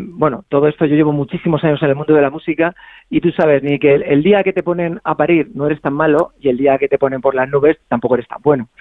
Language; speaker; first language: Spanish; native; Spanish